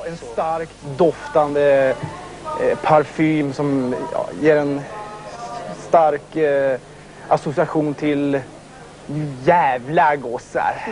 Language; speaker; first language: Swedish; native; Swedish